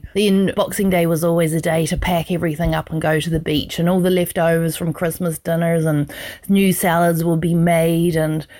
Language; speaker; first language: English; native; English